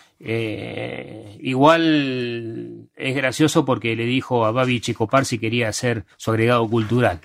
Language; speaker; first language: Spanish; early bilingual, other home language; Hungarian